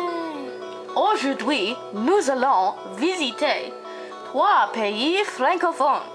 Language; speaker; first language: French; non-native, learner; English